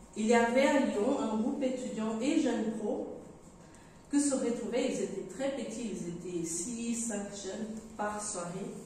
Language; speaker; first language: French; non-native, fluent; Portuguese